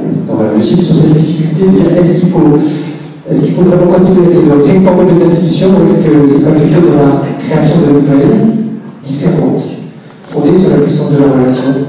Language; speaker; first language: French; native; French